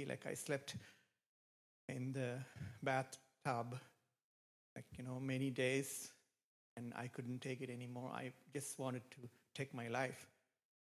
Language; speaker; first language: English; non-native, local second language; Sinhala